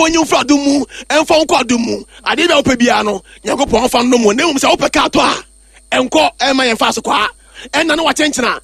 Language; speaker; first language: English; non-native, local second language; Akan